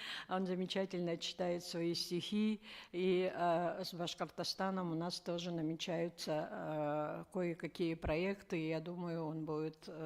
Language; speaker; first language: Russian; native; Russian